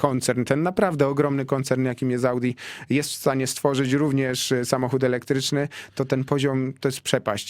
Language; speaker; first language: Polish; native; Polish